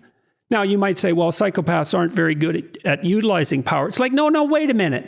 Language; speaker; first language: English; native; English